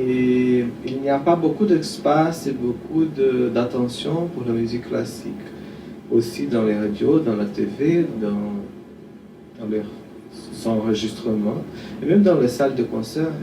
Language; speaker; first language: French; non-native, fluent; Portuguese